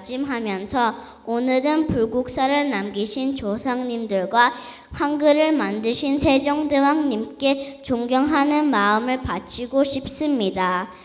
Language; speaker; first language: Korean; early bilingual, heritage; Korean